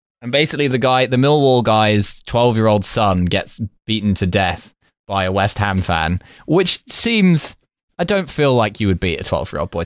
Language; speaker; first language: English; native; English